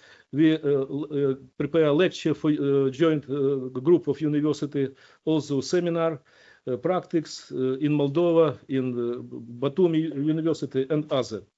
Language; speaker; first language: English; non-native, learner; Ukrainian